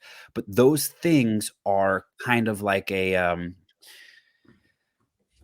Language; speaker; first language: English; native; English